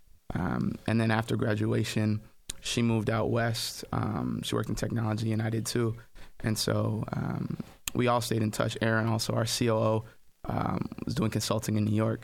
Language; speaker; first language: English; native; English